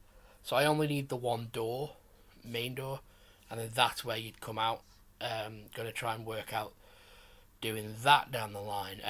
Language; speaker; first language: English; native; English